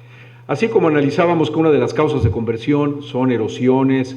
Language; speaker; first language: Spanish; native; Spanish